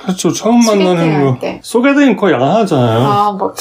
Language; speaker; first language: Korean; non-native, fluent; Hungarian